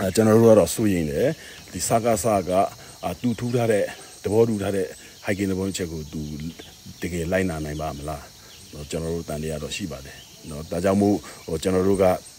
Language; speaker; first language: Burmese; non-native, local second language; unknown